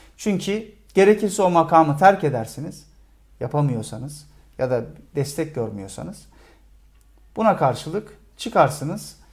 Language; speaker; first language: Turkish; native; Turkish